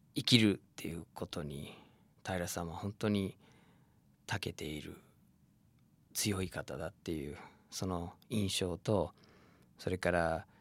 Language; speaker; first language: Japanese; non-native, fluent; English